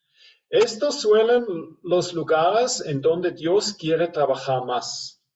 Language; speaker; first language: Spanish; non-native, fluent; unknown